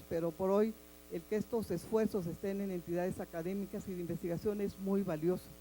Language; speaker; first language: Spanish; native; Spanish